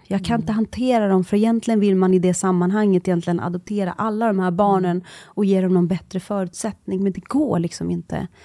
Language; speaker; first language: Swedish; early bilingual, other home language; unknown